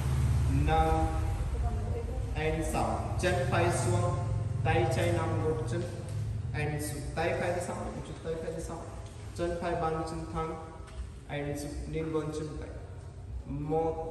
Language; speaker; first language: Vietnamese; non-native, learner; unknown